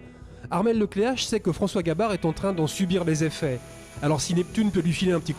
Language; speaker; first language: French; native; French